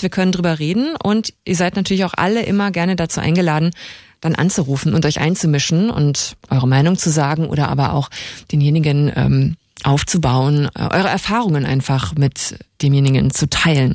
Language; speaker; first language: German; native; German